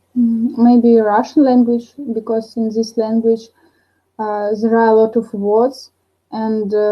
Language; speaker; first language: English; non-native, learner; Russian